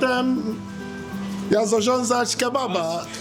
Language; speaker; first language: Polish; non-native, learner; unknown